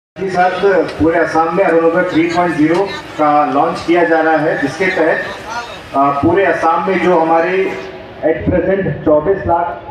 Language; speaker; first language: Hindi; non-native, local second language; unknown